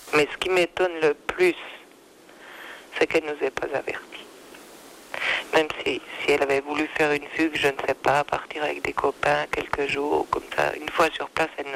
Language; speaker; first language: French; native; French